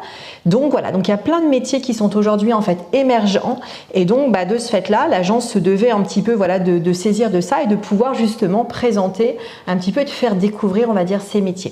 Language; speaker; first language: French; native; French